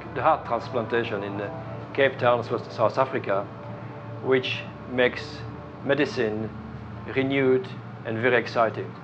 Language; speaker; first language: English; non-native, fluent; French